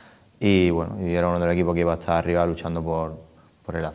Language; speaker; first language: Spanish; native; Spanish